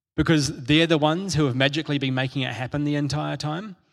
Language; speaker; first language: English; native; English